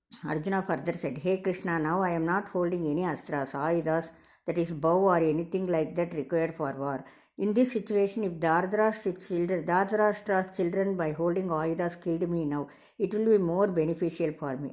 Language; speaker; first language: English; non-native, local second language; Tamil